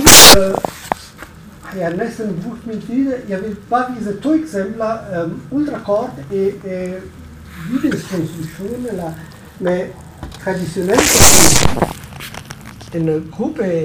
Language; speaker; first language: German; non-native, learner; Italian